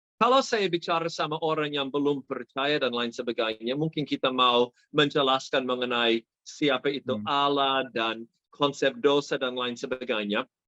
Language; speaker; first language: Indonesian; non-native, fluent; English